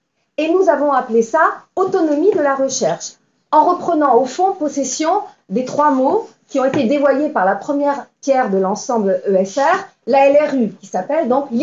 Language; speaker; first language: French; native; French